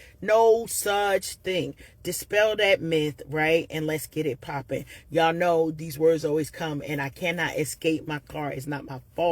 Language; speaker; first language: English; native; English